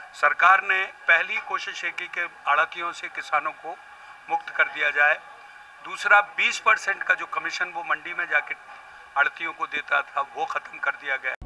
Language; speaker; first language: Hindi; native; Hindi